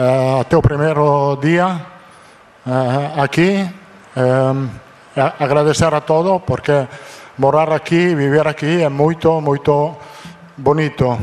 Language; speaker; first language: Portuguese; non-native, fluent; Italian